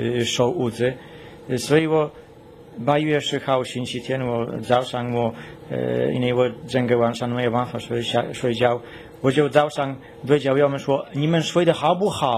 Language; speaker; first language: Chinese; non-native, learner; Polish